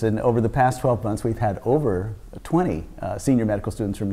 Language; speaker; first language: English; native; English